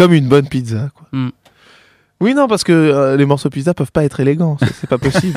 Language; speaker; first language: French; native; French